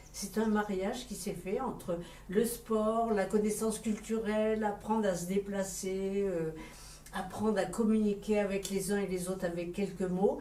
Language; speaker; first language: French; native; French